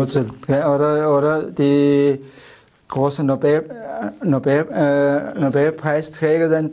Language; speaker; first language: German; non-native, learner; Chinese